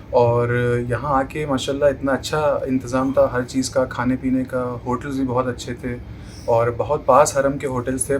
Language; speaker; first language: Urdu; native; Urdu